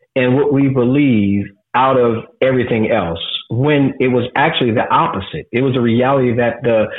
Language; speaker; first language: English; native; English